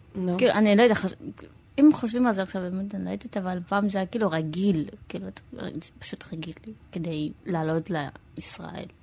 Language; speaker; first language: Hebrew; early bilingual, other home language; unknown